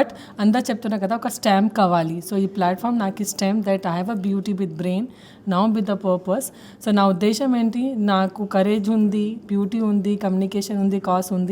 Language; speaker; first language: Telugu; non-native, local second language; Hindi